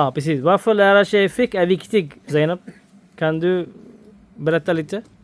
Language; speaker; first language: Swedish; non-native, fluent; Urdu